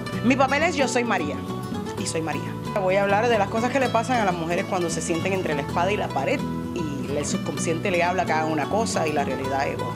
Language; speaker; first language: Spanish; native; Spanish